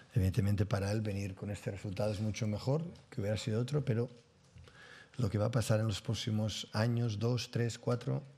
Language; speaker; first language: Portuguese; non-native, learner; Catalan